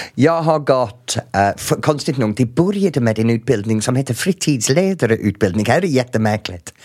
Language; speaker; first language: Swedish; non-native, fluent; English